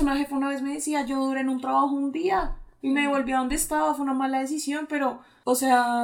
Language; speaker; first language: Spanish; native; Spanish